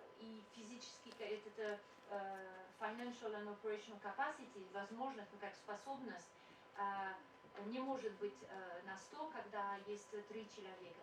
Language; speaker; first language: Russian; non-native, fluent; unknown